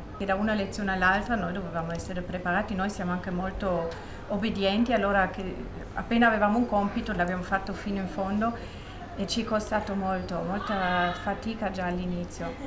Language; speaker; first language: Italian; non-native, fluent; German